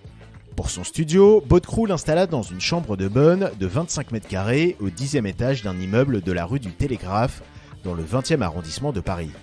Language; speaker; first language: French; native; French